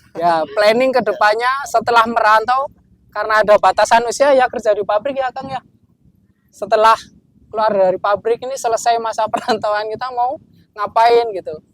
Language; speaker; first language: Indonesian; non-native, local second language; Sundanese